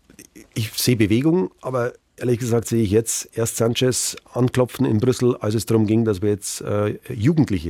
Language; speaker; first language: German; native; German